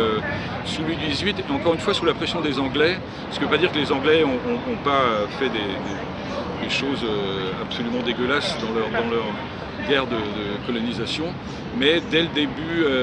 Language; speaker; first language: French; native; French